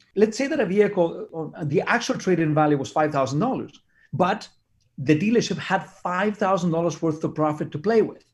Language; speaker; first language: English; non-native, fluent; Spanish